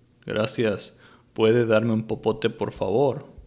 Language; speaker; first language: Spanish; native; Spanish